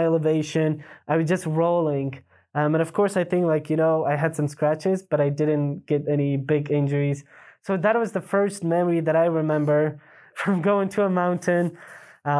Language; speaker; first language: English; non-native, fluent; Pashto